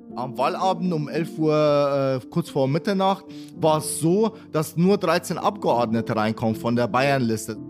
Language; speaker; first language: German; early bilingual, other home language; Arabic